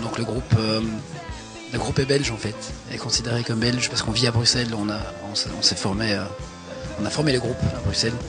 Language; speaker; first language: French; early bilingual, other home language; English